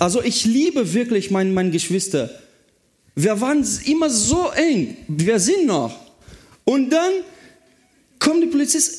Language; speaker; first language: German; non-native, fluent; Portuguese